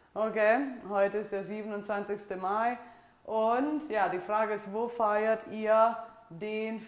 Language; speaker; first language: German; non-native, fluent; Italian